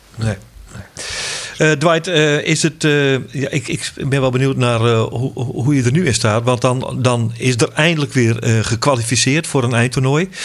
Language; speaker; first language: Dutch; non-native, local second language; Western Frisian